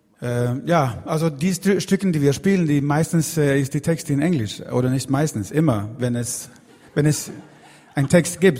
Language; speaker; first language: German; non-native, fluent; Swedish